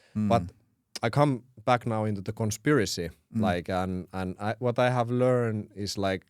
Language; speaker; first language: English; non-native, fluent; Finnish